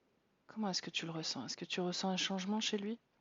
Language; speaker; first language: French; native; French